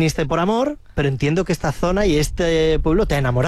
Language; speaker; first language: Spanish; native; Spanish